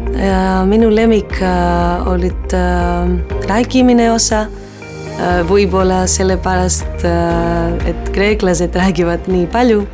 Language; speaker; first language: Estonian; non-native, learner; Greek